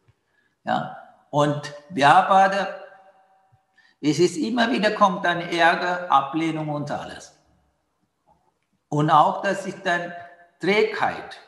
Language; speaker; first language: German; non-native, fluent; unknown